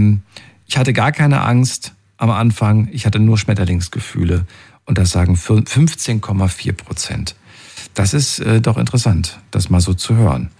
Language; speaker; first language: German; native; German